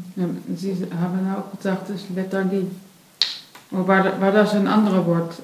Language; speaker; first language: German; non-native, learner; Dutch